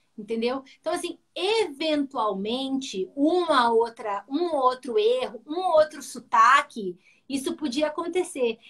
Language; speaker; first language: Portuguese; early bilingual, heritage; Portuguese